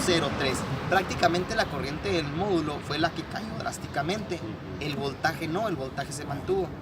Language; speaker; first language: Spanish; native; Spanish